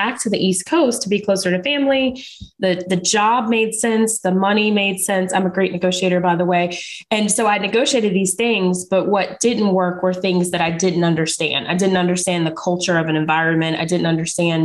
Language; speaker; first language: English; native; English